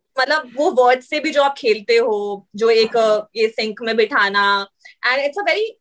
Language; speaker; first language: Hindi; native; Hindi